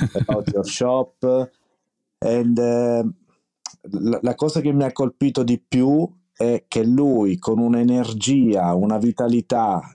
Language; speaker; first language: Italian; native; Italian